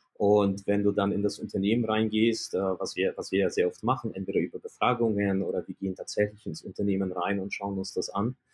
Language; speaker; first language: German; early bilingual, other home language; Polish